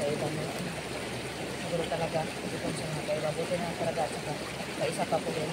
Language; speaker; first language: Filipino; non-native, local second language; Cebuano